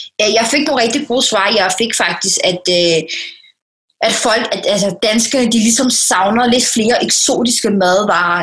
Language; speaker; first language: Danish; early bilingual, other home language; Somali